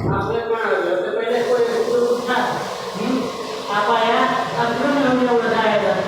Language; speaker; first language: Hindi; non-native, learner; Bangla